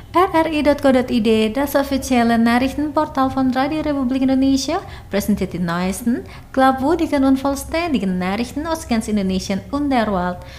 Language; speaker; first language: German; non-native, learner; Indonesian